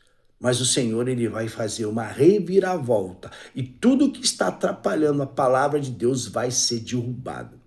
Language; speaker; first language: Portuguese; native; Portuguese